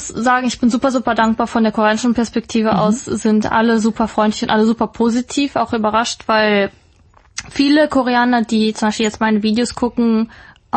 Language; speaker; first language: German; native; German